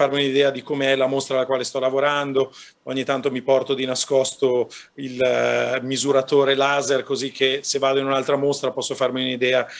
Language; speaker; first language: Italian; native; Italian